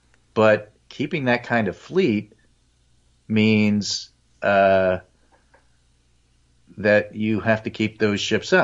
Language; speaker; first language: English; native; English